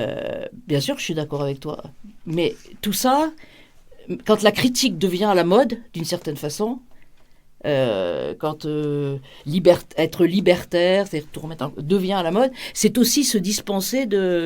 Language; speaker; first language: French; native; French